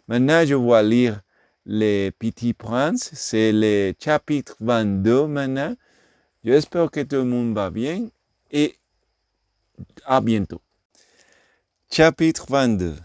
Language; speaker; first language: French; non-native, learner; English